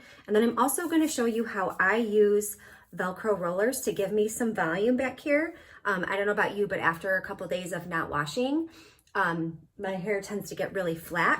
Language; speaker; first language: English; native; English